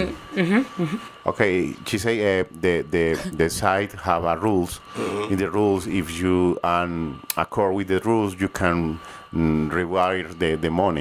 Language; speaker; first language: English; non-native, learner; Spanish